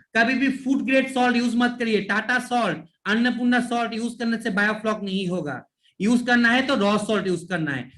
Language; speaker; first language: Hindi; non-native, local second language; Bangla